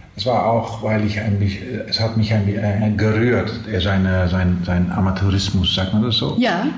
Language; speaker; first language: German; non-native, learner; Dutch